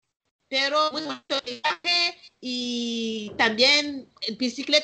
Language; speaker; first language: Spanish; non-native, learner; Malagasy